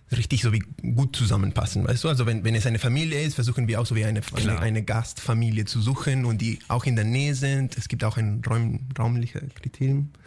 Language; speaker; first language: German; non-native, fluent; Spanish